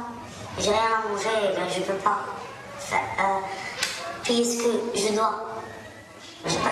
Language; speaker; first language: French; non-native, local second language; Arabic